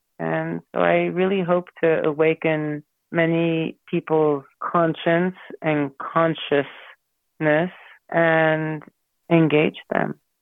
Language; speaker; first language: English; early bilingual, other home language; Armenian